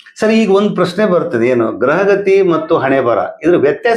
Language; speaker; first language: Kannada; native; Kannada